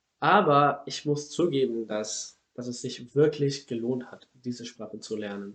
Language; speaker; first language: German; non-native, fluent; Spanish